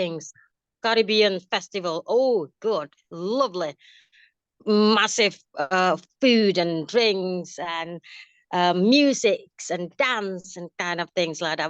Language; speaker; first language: English; non-native, fluent; Indonesian